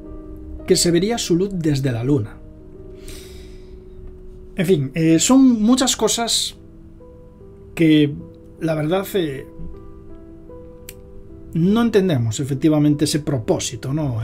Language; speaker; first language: Spanish; native; Spanish